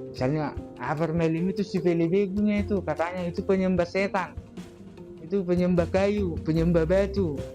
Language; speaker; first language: Indonesian; native; Indonesian